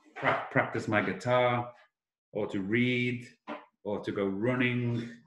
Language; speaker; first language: English; native; English